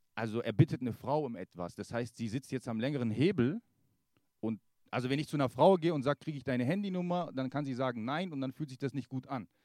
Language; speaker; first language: German; early bilingual, other home language; Kurdish